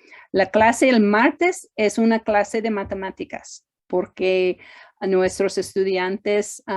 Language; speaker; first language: Spanish; non-native, fluent; English